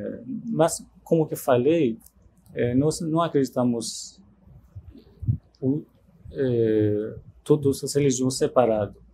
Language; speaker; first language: Portuguese; non-native, learner; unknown